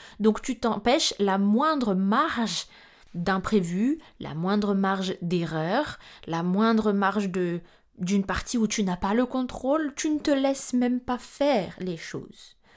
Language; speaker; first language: French; non-native, local second language; Malagasy